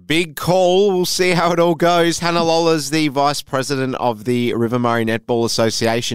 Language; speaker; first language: English; native; English